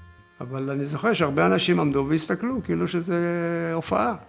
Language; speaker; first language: Hebrew; early bilingual, other home language; Yiddish